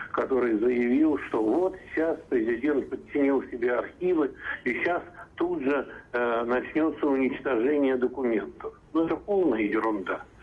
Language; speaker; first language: Russian; native; Russian